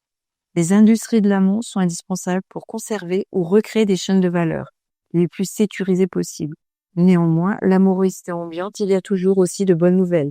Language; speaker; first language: French; native; French